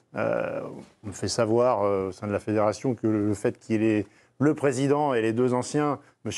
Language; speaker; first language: French; native; French